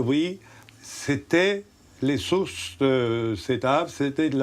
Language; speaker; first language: French; non-native, fluent; Turkish